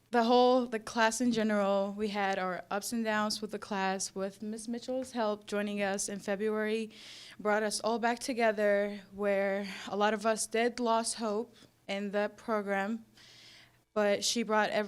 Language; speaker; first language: English; non-native, fluent; Arabic